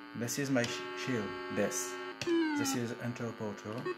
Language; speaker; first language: English; non-native, learner; French